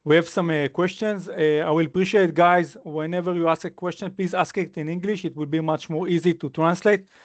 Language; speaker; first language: English; non-native, fluent; Hebrew